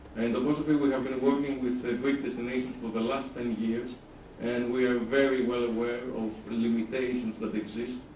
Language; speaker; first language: English; non-native, fluent; Greek